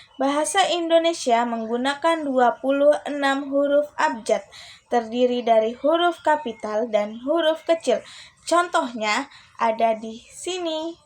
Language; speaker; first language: Indonesian; native; Indonesian